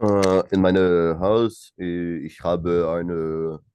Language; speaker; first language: German; non-native, learner; Portuguese